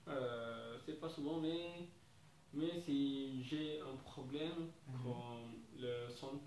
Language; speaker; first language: French; non-native, learner; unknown